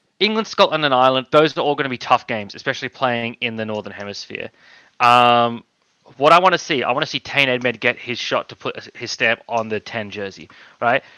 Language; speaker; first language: English; native; English